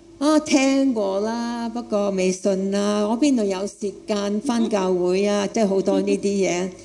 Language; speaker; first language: Chinese; non-native, fluent; English